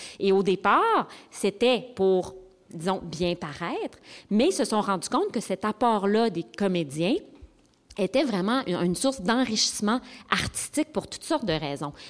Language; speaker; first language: French; native; French